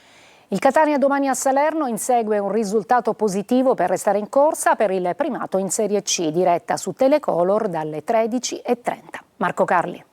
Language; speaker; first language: Italian; native; Italian